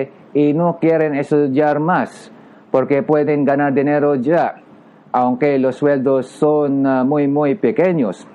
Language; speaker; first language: Spanish; non-native, learner; Japanese